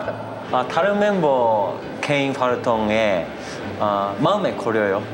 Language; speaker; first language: Korean; non-native, learner; Japanese